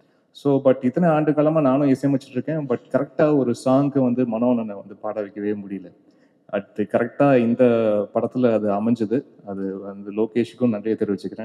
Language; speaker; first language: Tamil; native; Tamil